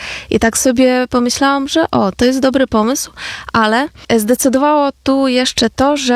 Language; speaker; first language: Polish; non-native, fluent; Ukrainian